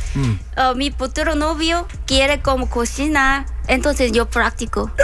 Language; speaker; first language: Spanish; non-native, learner; Korean